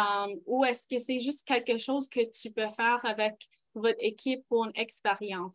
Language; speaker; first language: French; non-native, local second language; English